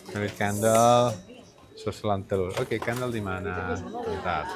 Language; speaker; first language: Indonesian; non-native, learner; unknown